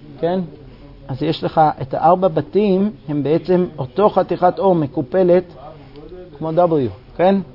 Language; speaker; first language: Hebrew; non-native, fluent; English